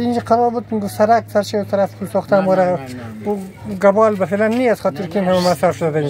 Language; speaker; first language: Persian; native; Persian